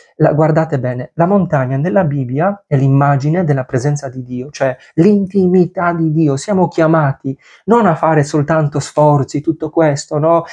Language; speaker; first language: Italian; non-native, fluent; Polish